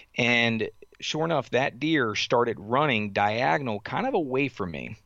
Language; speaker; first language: English; native; English